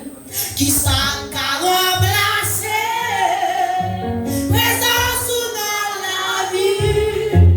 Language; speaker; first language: French; non-native, local second language; Haitian Creole